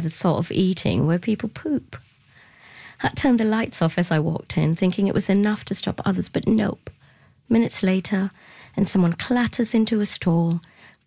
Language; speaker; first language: English; non-native, local second language; Tamil